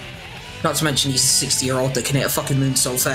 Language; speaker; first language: English; native; English